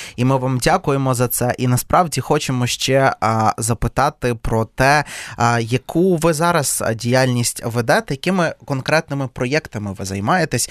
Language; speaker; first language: Ukrainian; native; Ukrainian